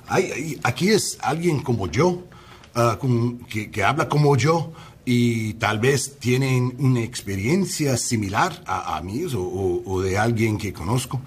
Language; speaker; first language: Spanish; non-native, learner; English